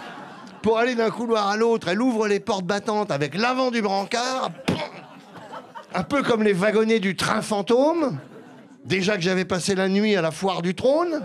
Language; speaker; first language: French; native; French